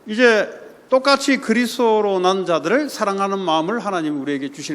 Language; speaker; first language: Korean; native; Korean